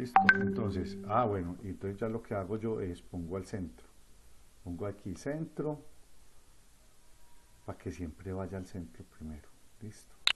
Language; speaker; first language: Spanish; native; Spanish